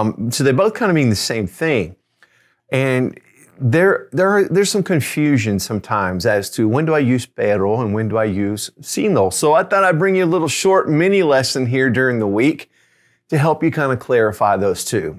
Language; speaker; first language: English; native; English